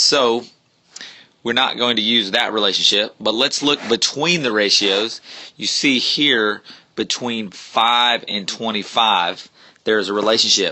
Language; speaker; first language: English; native; English